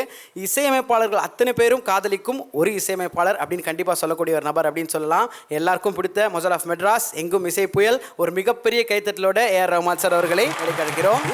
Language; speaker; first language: Tamil; native; Tamil